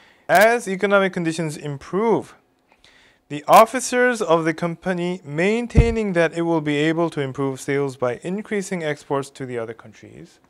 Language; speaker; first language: English; non-native, fluent; Korean